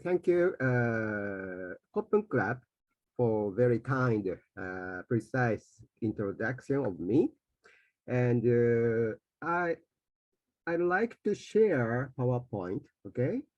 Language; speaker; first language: English; non-native, fluent; Japanese